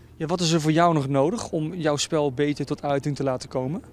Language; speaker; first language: Dutch; native; Dutch